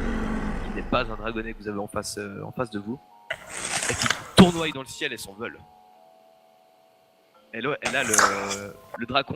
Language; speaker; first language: French; native; French